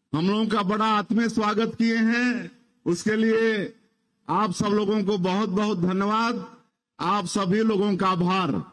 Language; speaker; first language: Hindi; native; Hindi